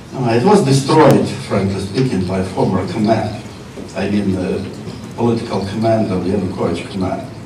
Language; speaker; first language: English; non-native, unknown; Ukrainian